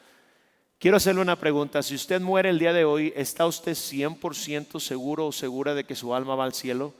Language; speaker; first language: Spanish; native; Spanish